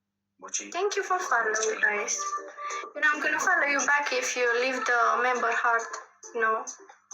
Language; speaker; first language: English; non-native, learner; Romanian